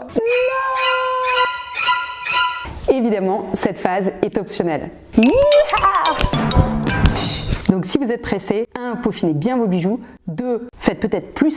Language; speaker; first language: French; native; French